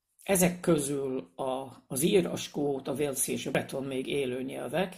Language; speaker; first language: Hungarian; non-native, fluent; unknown